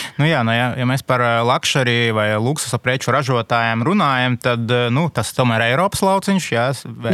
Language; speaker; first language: Latvian; non-native, local second language; Russian